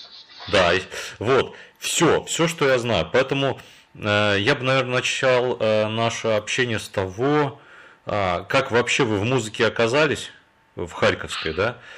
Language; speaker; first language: Russian; native; Russian